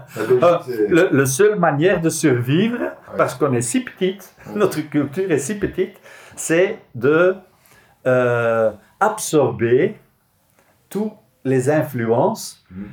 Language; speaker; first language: French; non-native, local second language; Dutch